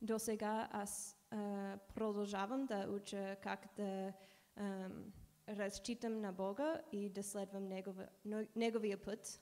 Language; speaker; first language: Bulgarian; non-native, learner; English